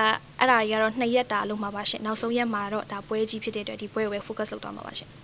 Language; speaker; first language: Burmese; native; Burmese